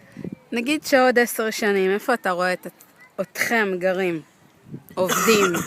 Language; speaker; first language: Hebrew; native; Hebrew